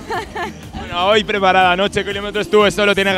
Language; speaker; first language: Spanish; native; Spanish